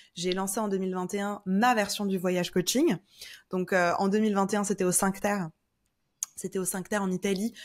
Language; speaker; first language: French; native; French